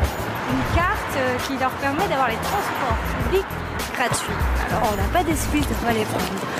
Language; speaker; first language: French; native; French